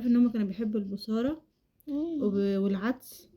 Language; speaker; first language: Arabic; native; Arabic